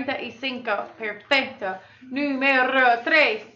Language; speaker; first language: Spanish; non-native, fluent; English